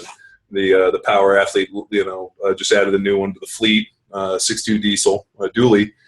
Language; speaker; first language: English; native; English